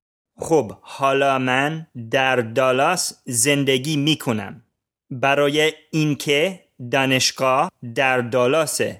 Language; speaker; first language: Persian; non-native, learner; English